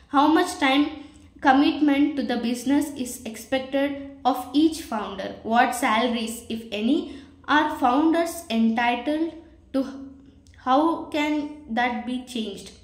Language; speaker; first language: English; non-native, local second language; Kannada